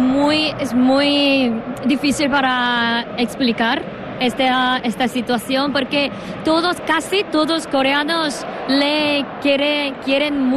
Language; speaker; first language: Spanish; non-native, learner; Korean